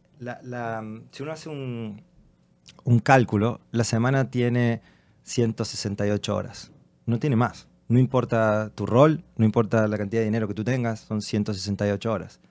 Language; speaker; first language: Spanish; native; Spanish